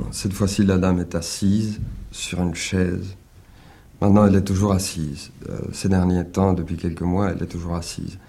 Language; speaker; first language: French; early bilingual, other home language; Spanish